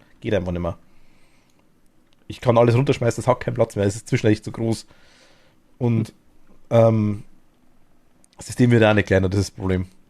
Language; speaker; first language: German; native; German